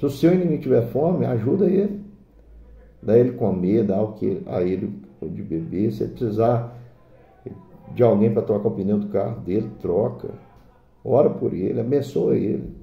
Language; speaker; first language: Portuguese; native; Portuguese